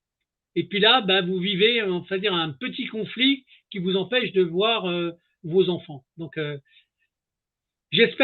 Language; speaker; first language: French; native; French